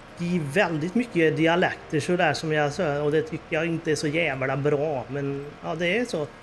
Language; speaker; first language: Swedish; native; Swedish